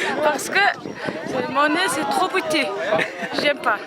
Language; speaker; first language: French; non-native, learner; Mongolian